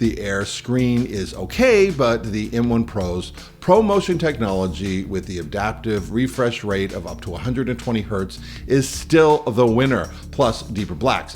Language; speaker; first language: English; native; English